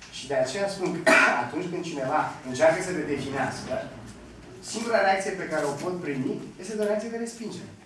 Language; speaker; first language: Romanian; non-native, local second language; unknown